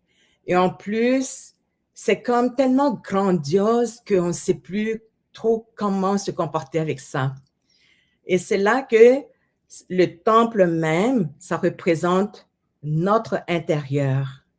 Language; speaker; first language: French; non-native, fluent; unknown